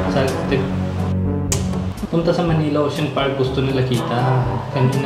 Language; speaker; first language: Filipino; non-native, learner; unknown